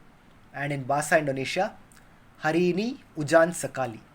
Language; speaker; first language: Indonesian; non-native, learner; Kannada